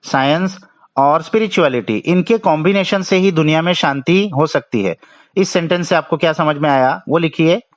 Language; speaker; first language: Hindi; non-native, local second language; Marathi